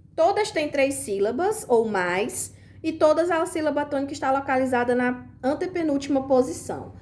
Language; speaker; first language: Portuguese; native; Portuguese